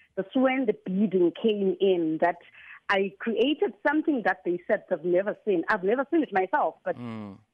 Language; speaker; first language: English; non-native, local second language; Xhosa